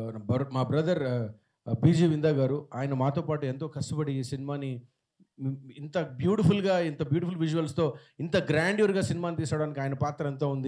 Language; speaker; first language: Telugu; native; Telugu